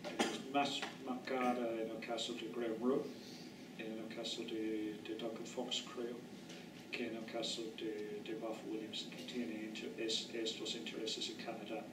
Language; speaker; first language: Spanish; non-native, fluent; English